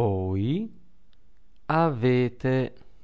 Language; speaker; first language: Italian; non-native, fluent; English